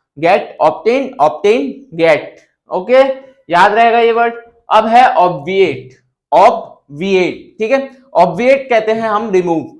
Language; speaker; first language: Hindi; native; Hindi